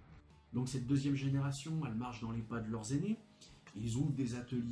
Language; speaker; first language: French; native; French